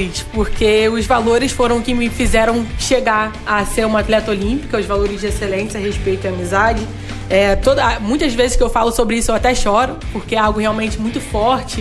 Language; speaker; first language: Portuguese; native; Portuguese